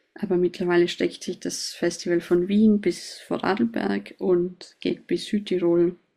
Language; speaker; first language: German; native; German